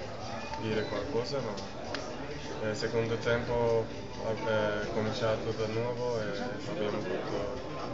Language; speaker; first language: Italian; non-native, learner; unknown